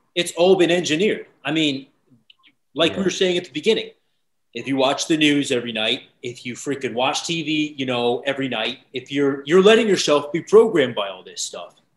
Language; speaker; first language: English; native; English